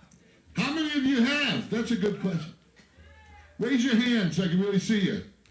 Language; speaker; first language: English; native; English